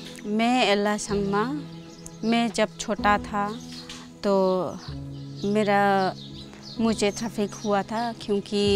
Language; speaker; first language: Hindi; non-native, local second language; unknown